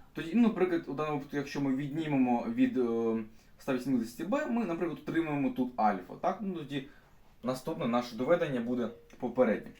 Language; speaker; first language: Ukrainian; non-native, local second language; Russian